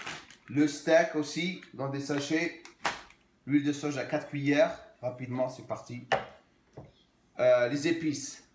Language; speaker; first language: French; non-native, local second language; Arabic